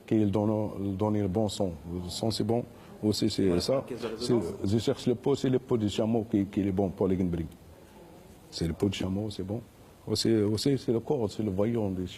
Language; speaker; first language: French; non-native, learner; Arabic